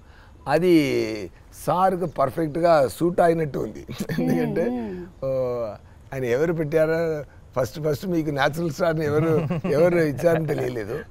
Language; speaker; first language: Telugu; non-native, fluent; Tamil